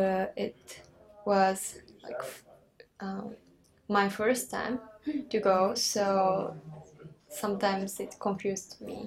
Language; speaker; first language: English; non-native, learner; Japanese